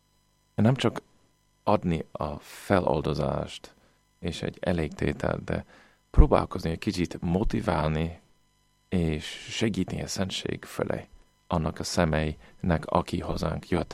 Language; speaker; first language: Hungarian; non-native, fluent; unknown